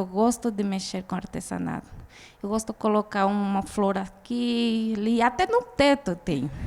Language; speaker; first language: Portuguese; non-native, fluent; Guarani